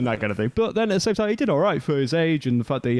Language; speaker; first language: English; native; English